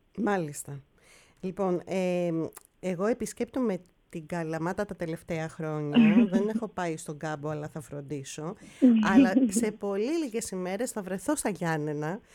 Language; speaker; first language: Greek; native; Greek